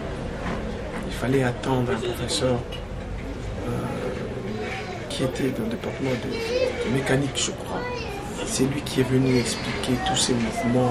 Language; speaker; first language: French; non-native, local second language; Kongo